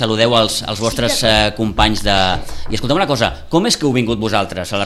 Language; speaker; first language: Catalan; native; Catalan